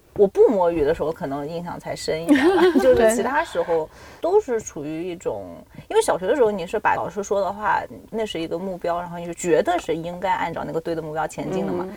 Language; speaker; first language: Chinese; native; Chinese